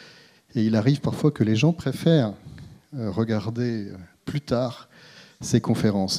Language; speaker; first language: French; native; French